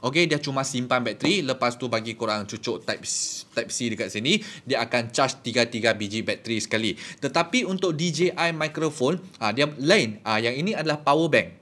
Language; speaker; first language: Malay; native; Malay